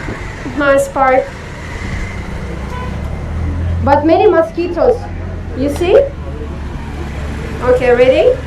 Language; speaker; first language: English; non-native, fluent; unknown